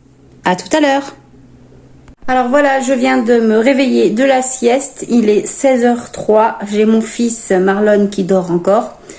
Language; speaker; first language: French; native; French